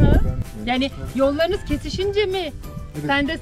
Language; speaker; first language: Turkish; native; Turkish